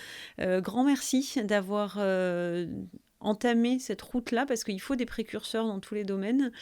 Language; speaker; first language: French; native; French